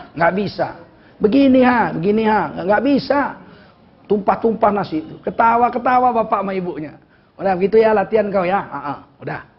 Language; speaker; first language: Indonesian; native; Indonesian